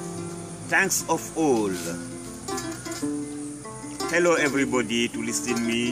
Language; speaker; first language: English; non-native, learner; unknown